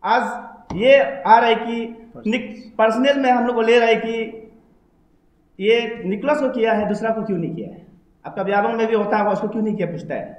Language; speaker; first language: Hindi; non-native, local second language; Nyishi